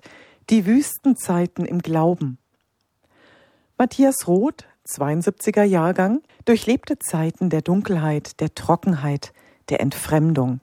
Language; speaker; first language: German; native; German